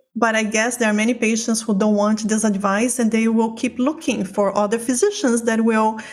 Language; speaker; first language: English; non-native, fluent; Portuguese